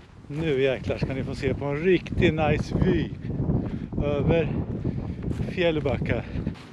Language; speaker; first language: Swedish; native; Swedish